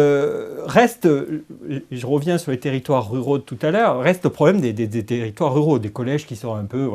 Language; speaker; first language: French; native; French